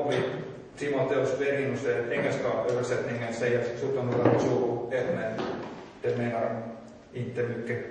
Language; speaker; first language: Swedish; non-native, local second language; Finnish